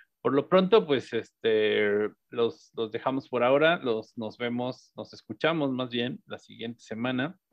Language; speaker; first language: Spanish; native; Spanish